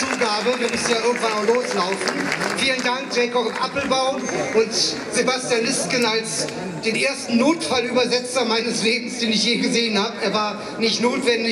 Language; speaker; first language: German; native; German